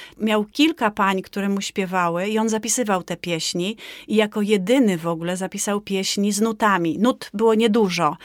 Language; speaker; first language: Polish; native; Polish